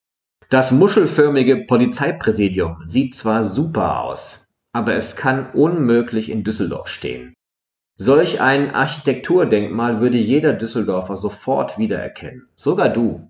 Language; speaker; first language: German; native; German